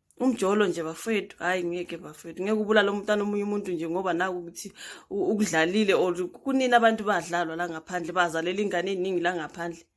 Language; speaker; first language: Zulu; native; Zulu